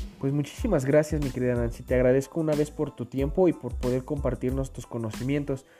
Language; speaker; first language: Spanish; native; Spanish